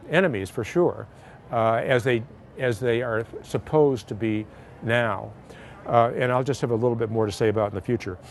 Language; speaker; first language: English; native; English